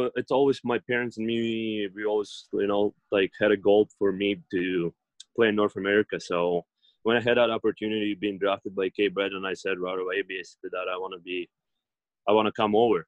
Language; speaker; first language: English; non-native, fluent; Russian